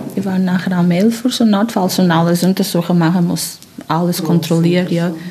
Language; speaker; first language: German; non-native, fluent; Portuguese